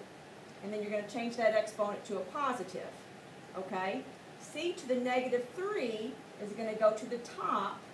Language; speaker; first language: English; native; English